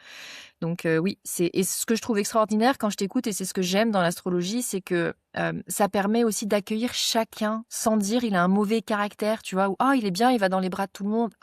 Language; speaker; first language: French; native; French